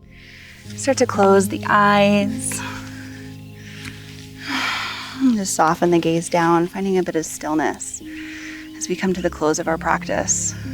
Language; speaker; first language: English; native; English